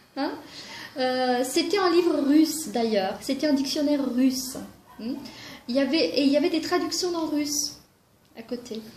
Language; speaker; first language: French; non-native, fluent; Georgian